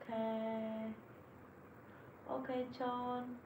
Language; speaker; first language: English; non-native, learner; Vietnamese